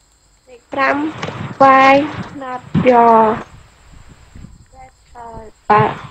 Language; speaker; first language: English; non-native, learner; Khmer